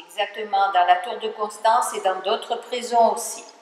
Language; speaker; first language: French; native; French